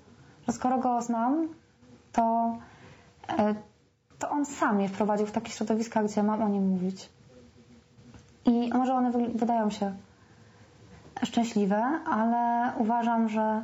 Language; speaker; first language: Polish; native; Polish